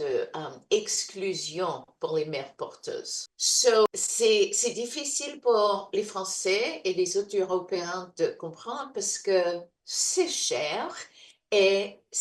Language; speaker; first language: French; non-native, fluent; English